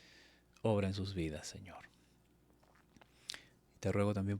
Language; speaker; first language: Spanish; native; Spanish